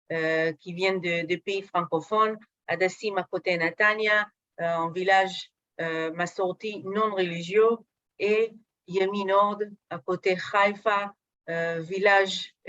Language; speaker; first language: French; non-native, fluent; Hebrew